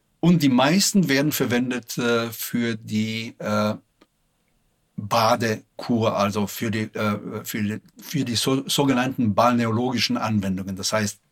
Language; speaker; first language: German; non-native, fluent; Slovenian